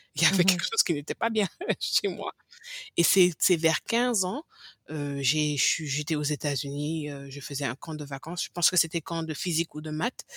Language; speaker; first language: French; non-native, local second language; English